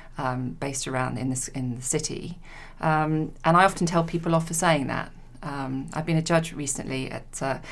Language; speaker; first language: English; native; English